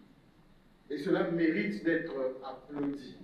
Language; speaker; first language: French; non-native, local second language; Lingala